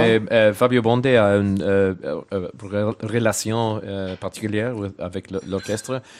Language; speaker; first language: French; non-native, learner; English